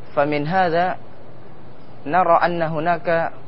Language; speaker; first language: Arabic; non-native, fluent; Indonesian